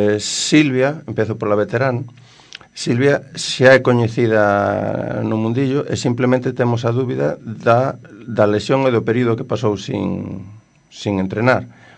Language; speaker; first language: Galician; non-native, local second language; Spanish